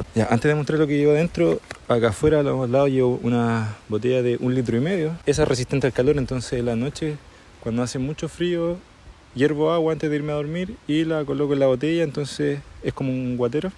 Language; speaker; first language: Spanish; native; Spanish